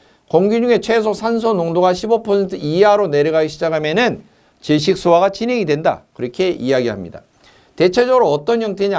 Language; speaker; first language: Korean; native; Korean